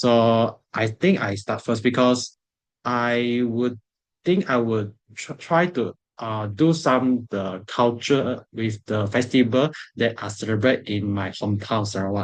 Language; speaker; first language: English; non-native, local second language; Chinese